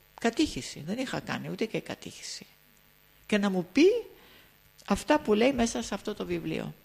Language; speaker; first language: Greek; early bilingual, heritage; Greek